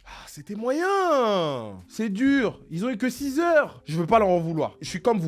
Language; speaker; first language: French; native; French